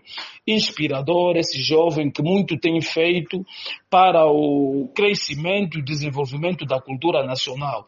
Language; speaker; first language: Portuguese; native; Portuguese